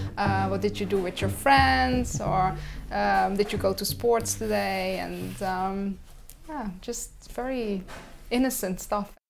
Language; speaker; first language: English; non-native, fluent; Dutch